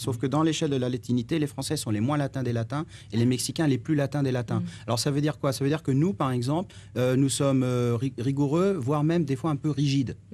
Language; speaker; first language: French; native; French